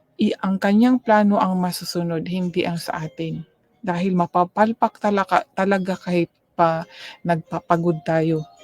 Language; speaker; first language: Filipino; non-native, local second language; Cebuano